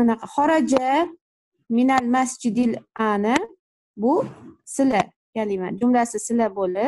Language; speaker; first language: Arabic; non-native, learner; Uzbek